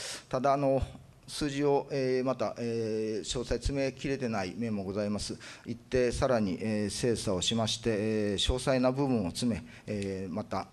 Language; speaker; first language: Japanese; native; Japanese